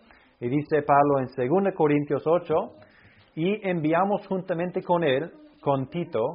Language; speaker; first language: Spanish; non-native, fluent; English